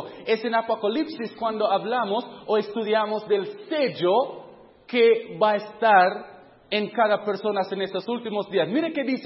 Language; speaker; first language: Spanish; non-native, fluent; English